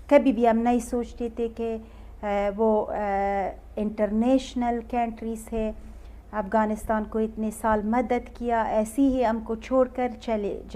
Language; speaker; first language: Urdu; non-native, fluent; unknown